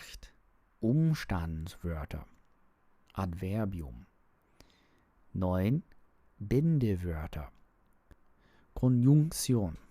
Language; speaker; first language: German; non-native, learner; English